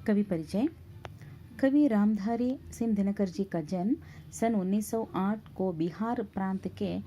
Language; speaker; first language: Hindi; non-native, local second language; Kannada